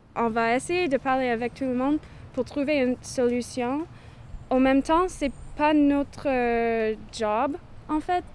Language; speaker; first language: French; non-native, local second language; English